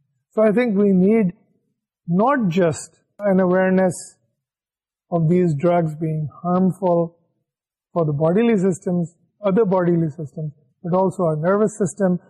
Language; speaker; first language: English; non-native, local second language; Urdu